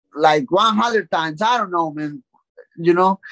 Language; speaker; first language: English; non-native, learner; Spanish